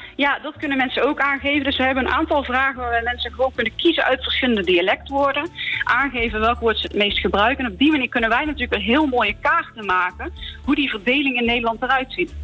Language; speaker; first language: Dutch; native; Dutch